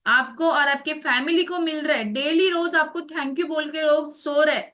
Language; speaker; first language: Hindi; non-native, local second language; Marathi